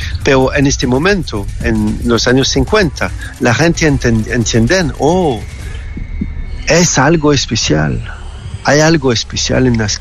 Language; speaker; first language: Spanish; non-native, learner; French